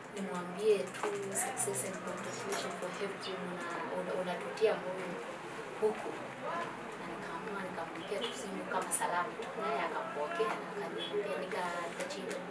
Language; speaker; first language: Swahili; non-native, local second language; Kalenjin